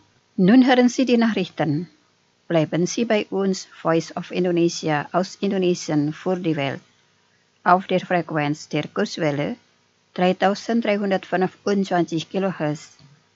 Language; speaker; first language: German; non-native, fluent; Indonesian